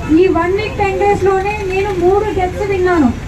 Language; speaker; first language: Telugu; native; Telugu